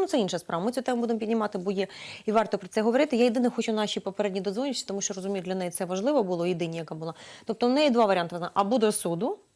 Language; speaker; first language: Ukrainian; native; Ukrainian